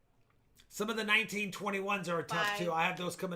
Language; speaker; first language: English; native; English